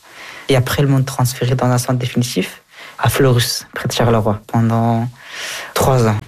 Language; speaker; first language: French; early bilingual, other home language; Persian